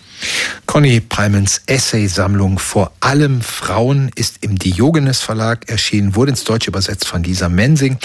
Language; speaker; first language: German; native; German